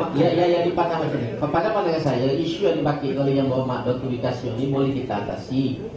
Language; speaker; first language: Malay; native; Malay